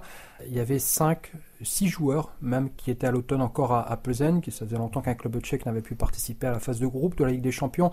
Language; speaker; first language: French; native; French